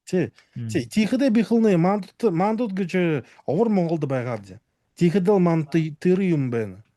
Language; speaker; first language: Mongolian; non-native, learner; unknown